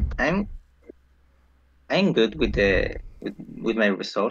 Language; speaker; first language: English; non-native, fluent; Spanish